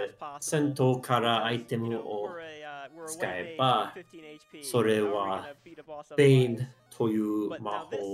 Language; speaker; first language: Japanese; non-native, learner; English